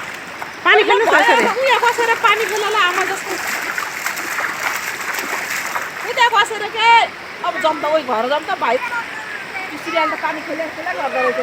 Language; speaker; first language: Nepali; native; Nepali